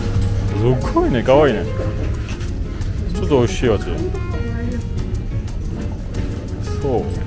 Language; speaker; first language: Japanese; non-native, learner; French